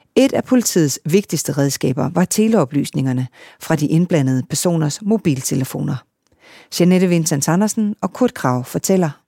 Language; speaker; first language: Danish; native; Danish